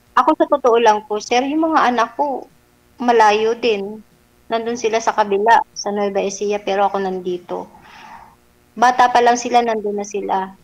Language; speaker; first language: Filipino; non-native, local second language; Bikol